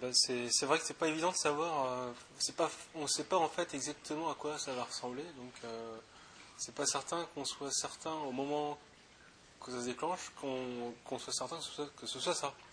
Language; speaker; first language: French; native; French